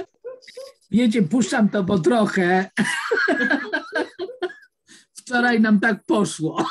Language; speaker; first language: Polish; native; Polish